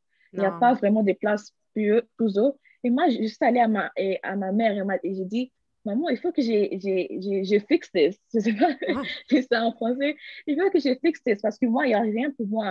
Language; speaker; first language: French; non-native, learner; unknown